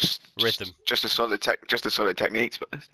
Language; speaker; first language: English; native; English